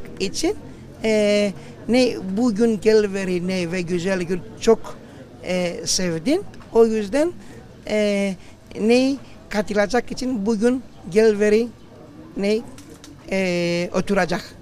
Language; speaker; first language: Turkish; non-native, learner; Greek